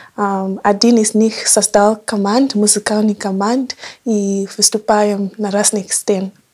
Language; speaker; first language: Russian; non-native, learner; English